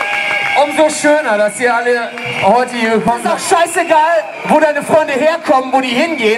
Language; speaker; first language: German; native; German